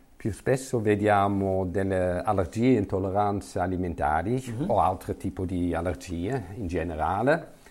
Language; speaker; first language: Italian; non-native, fluent; Dutch